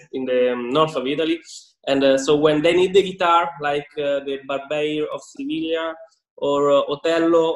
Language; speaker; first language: English; non-native, fluent; Italian